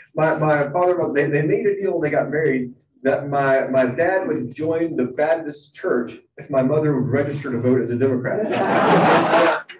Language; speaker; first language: English; native; English